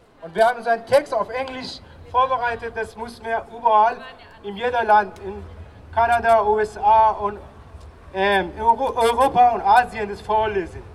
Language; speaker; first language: German; non-native, learner; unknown